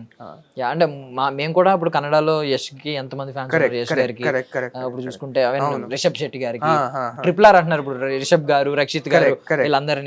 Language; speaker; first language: Telugu; native; Telugu